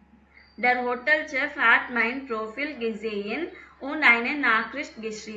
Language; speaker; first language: German; non-native, fluent; Tamil